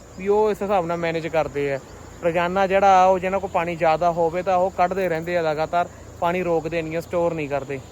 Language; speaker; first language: Punjabi; native; Punjabi